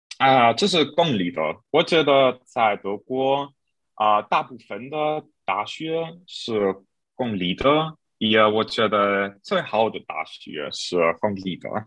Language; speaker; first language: Chinese; non-native, learner; German